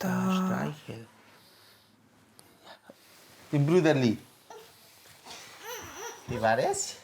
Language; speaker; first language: German; non-native, fluent; Spanish